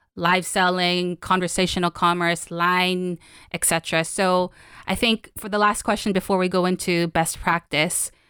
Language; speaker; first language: English; non-native, local second language; Filipino